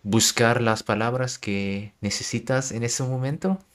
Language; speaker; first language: Spanish; non-native, learner; German